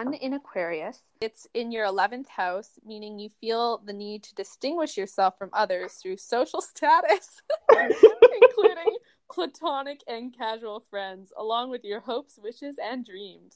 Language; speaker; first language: English; native; English